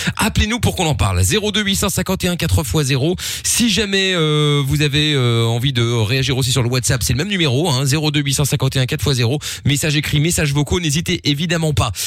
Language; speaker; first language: French; early bilingual, other home language; Portuguese